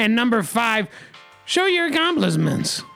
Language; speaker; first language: English; native; English